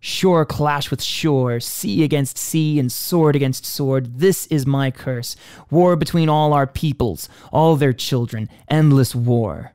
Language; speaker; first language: English; native; English